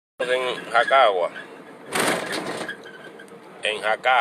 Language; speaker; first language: Spanish; non-native, learner; Haitian Creole